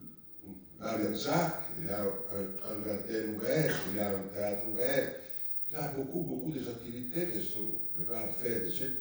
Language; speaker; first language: French; non-native, learner; Italian